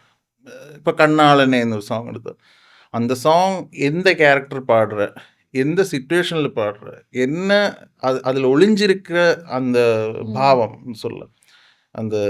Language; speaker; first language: Tamil; non-native, fluent; Malayalam